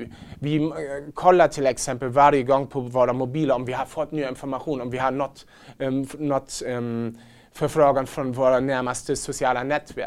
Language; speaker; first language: Swedish; non-native, fluent; German